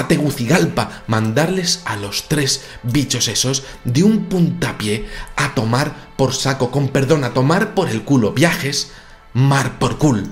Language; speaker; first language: Spanish; native; Spanish